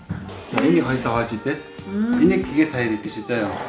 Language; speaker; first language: Mongolian; native; Mongolian